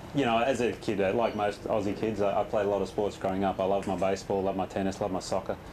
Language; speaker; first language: English; native; English